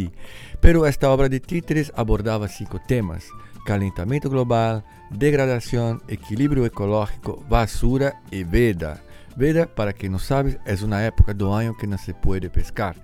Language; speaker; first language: Spanish; non-native, fluent; Portuguese